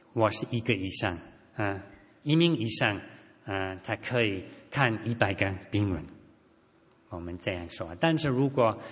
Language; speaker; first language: Chinese; non-native, fluent; German